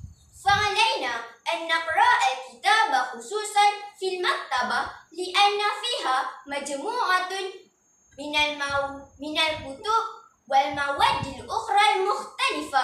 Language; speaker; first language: Arabic; non-native, learner; Malay